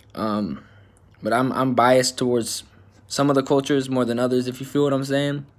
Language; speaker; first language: English; native; English